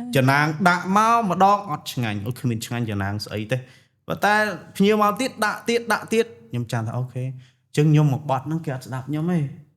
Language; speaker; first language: Khmer; non-native, local second language; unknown